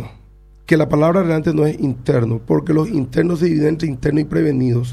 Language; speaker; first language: Spanish; native; Spanish